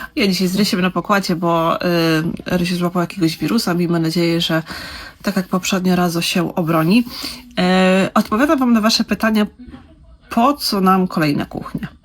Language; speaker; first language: Polish; native; Polish